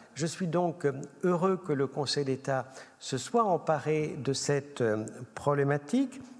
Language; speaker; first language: French; native; French